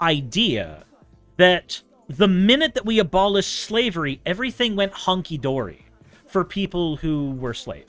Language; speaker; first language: English; native; English